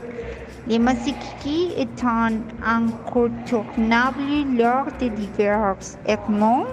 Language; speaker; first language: French; non-native, learner; Spanish